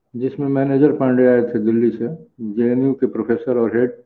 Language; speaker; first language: Hindi; native; Hindi